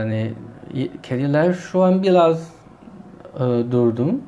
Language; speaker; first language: Turkish; non-native, fluent; Chinese